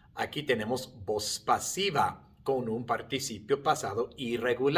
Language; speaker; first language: Spanish; non-native, fluent; English